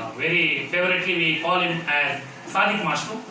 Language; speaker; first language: English; non-native, local second language; Kannada